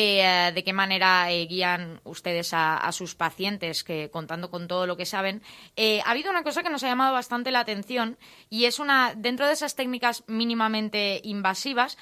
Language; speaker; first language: Spanish; native; Spanish